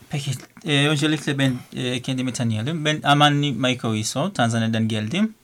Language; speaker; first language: Turkish; non-native, learner; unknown